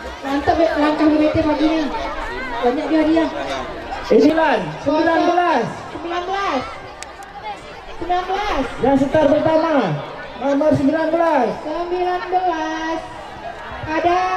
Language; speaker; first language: Malay; native; Malay